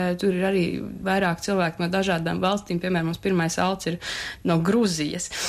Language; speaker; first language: Latvian; native; Latvian